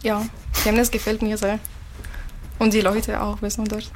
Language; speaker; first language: German; non-native, learner; Arabic